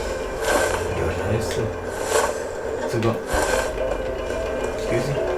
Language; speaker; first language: German; native; German